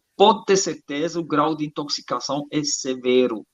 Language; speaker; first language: Portuguese; non-native, fluent; German